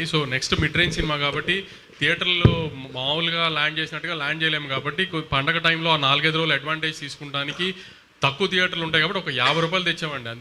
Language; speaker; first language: Telugu; native; Telugu